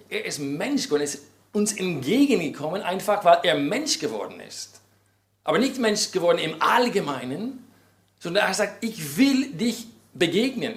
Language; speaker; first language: German; non-native, fluent; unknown